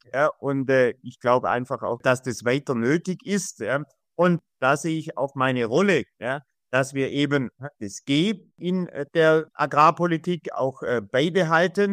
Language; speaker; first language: German; native; German